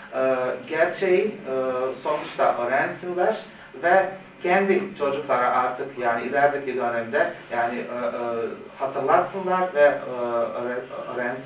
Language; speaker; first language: Turkish; non-native, fluent; Bosnian